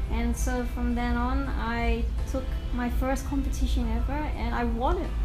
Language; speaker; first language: English; native; English